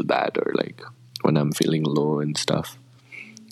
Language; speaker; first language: English; non-native, local second language; Tibetan